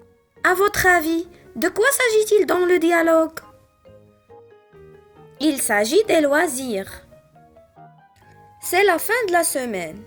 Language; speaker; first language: French; non-native, local second language; Arabic